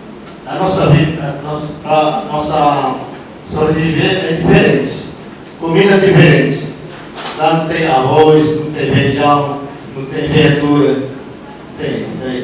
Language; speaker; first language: Portuguese; non-native, local second language; Yanomámi